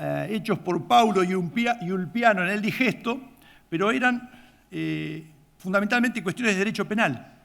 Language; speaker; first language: Spanish; native; Spanish